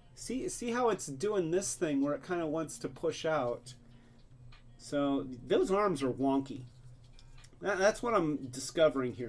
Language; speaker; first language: English; native; English